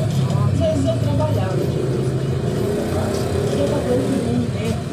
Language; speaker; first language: Portuguese; non-native, learner; Filipino